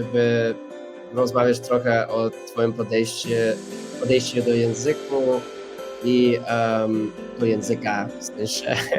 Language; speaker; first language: Polish; non-native, fluent; English